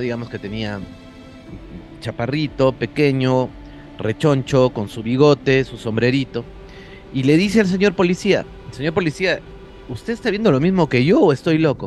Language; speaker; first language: Spanish; native; Spanish